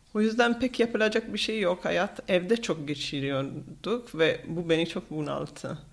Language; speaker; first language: Turkish; non-native, fluent; Italian